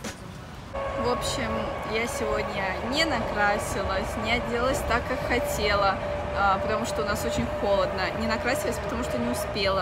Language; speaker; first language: Russian; native; Russian